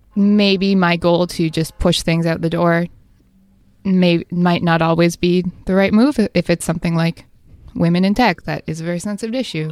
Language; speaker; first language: English; native; English